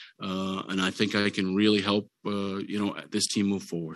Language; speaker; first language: English; native; English